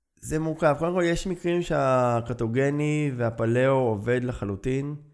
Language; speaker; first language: Hebrew; native; Hebrew